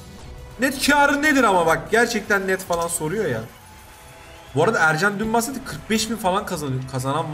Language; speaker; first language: Turkish; native; Turkish